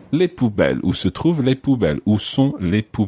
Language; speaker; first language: French; non-native, fluent; English